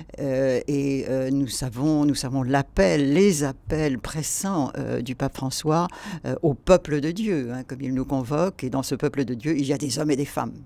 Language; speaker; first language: French; native; French